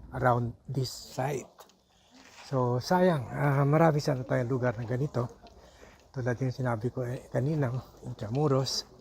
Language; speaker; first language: Filipino; native; Filipino